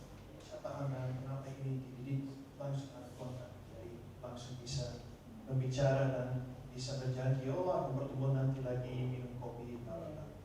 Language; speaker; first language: Indonesian; non-native, fluent; Dutch